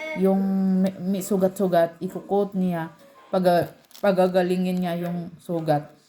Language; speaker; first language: Filipino; non-native, local second language; Cebuano